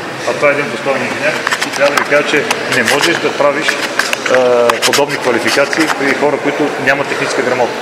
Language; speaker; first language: Bulgarian; native; Bulgarian